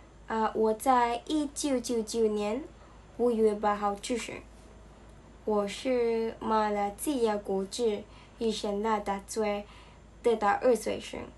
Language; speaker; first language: Chinese; non-native, learner; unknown